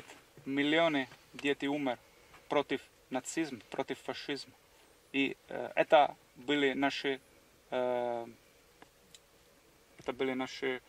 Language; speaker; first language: Russian; non-native, learner; English